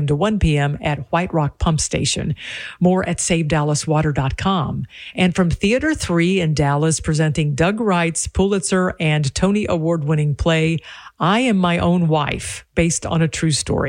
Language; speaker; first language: English; native; English